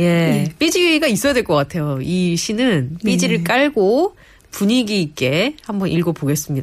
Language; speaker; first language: Korean; native; Korean